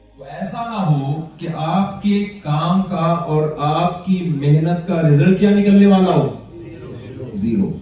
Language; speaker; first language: Urdu; native; Urdu